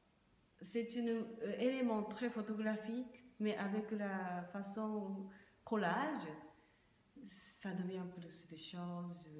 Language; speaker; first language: French; non-native, learner; Japanese